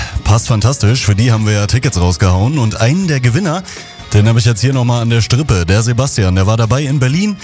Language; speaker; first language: German; native; German